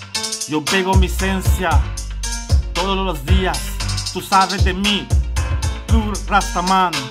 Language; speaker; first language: Spanish; non-native, learner; Papiamento